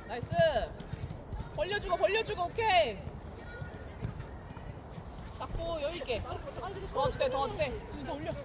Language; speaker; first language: Korean; native; Korean